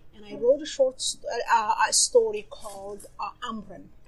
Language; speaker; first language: English; non-native, fluent; Somali